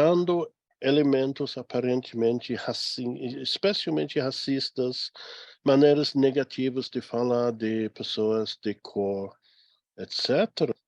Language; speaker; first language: Portuguese; non-native, fluent; English